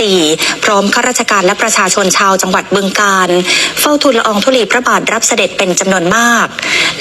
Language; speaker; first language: Thai; native; Thai